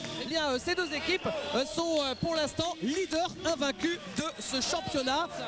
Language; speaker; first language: French; native; French